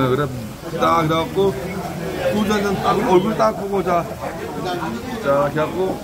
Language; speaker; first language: Korean; native; Korean